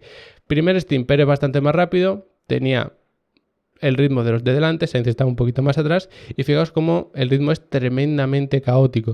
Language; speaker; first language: Spanish; native; Spanish